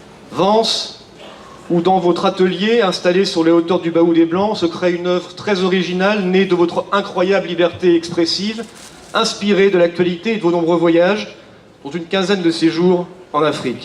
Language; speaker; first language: French; native; French